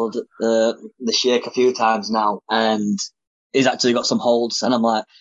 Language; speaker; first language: English; native; English